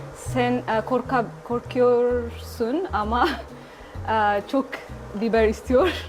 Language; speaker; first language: Turkish; non-native, learner; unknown